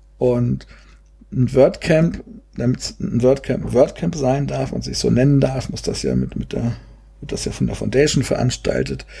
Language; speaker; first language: German; native; German